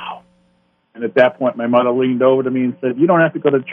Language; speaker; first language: English; native; English